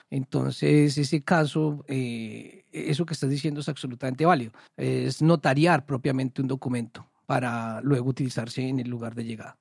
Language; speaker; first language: Spanish; native; Spanish